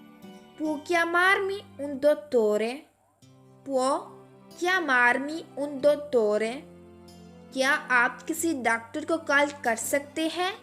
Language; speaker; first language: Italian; non-native, fluent; Urdu